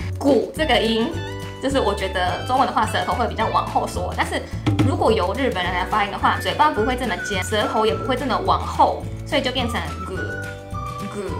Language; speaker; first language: Chinese; non-native, fluent; Japanese